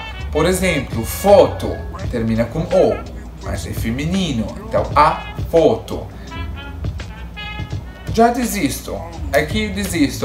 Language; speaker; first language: Portuguese; non-native, fluent; Arabic